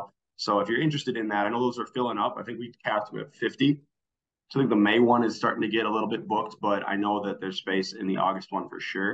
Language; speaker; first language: English; native; English